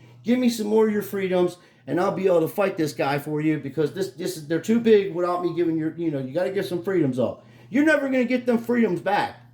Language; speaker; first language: English; native; English